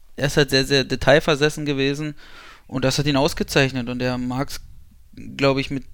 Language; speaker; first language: German; native; German